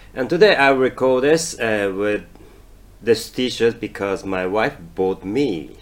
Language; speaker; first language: English; non-native, learner; Japanese